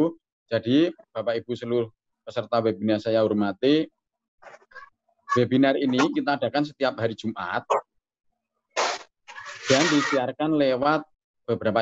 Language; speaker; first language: Indonesian; native; Indonesian